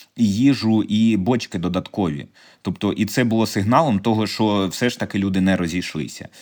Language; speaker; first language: Ukrainian; native; Ukrainian